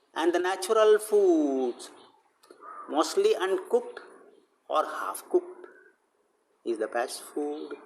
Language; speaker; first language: English; non-native, local second language; Malayalam